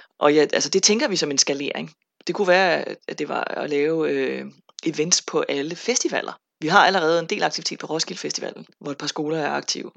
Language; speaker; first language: Danish; native; Danish